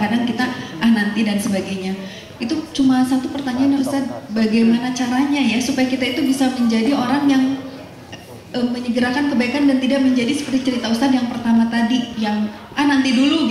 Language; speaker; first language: Indonesian; native; Indonesian